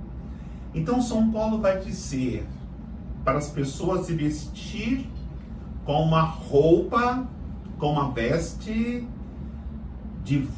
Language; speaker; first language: Portuguese; native; Portuguese